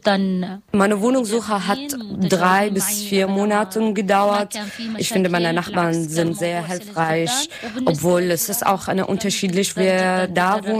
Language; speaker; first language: German; non-native, learner; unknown